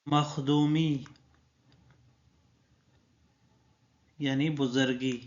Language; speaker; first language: Persian; non-native, fluent; Urdu